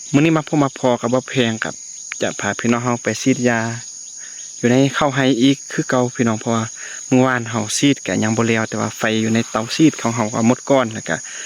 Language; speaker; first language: Lao; non-native, local second language; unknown